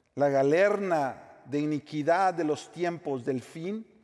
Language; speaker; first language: Spanish; native; Spanish